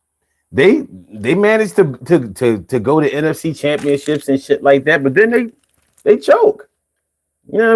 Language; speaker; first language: English; native; English